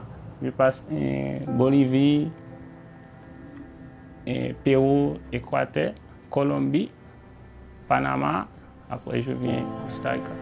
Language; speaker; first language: French; non-native, learner; Haitian Creole